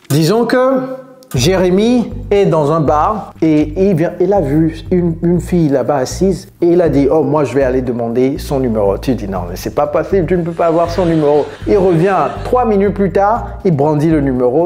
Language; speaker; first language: French; native; French